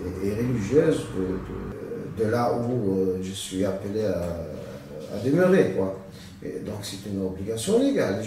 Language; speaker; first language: French; non-native, local second language; Arabic